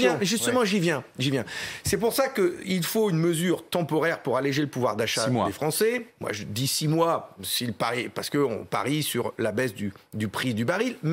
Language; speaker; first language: French; native; French